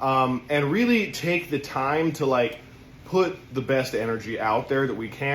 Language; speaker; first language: English; native; English